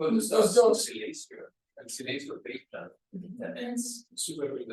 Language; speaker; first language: Spanish; non-native, fluent; Portuguese